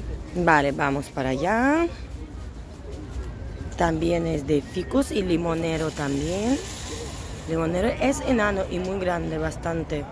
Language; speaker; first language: Spanish; non-native, fluent; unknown